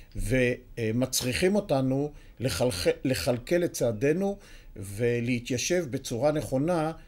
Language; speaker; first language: Hebrew; native; Hebrew